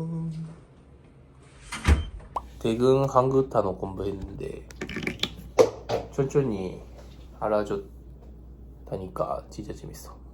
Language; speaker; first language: Korean; non-native, learner; Japanese